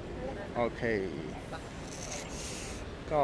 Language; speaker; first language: Thai; non-native, fluent; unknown